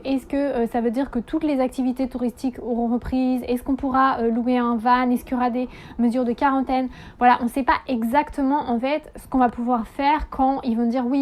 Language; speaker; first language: French; native; French